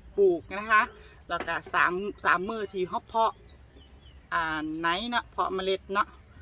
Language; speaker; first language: Thai; native; Thai